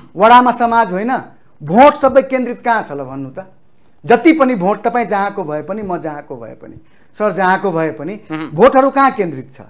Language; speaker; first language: Nepali; non-native, local second language; Maithili